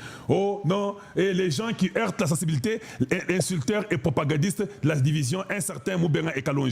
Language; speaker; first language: French; non-native, local second language; Lingala